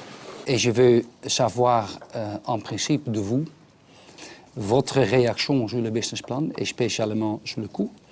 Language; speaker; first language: French; non-native, learner; Dutch